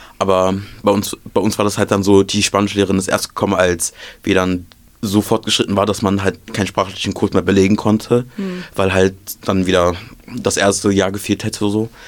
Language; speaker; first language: German; native; German